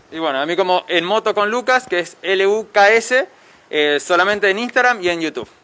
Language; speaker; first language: Spanish; native; Spanish